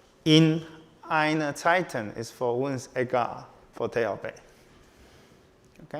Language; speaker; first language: German; non-native, learner; Chinese